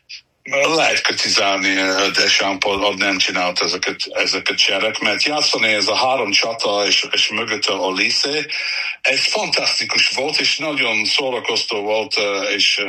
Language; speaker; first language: Hungarian; non-native, fluent; English